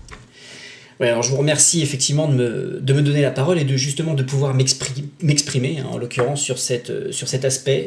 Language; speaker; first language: French; native; French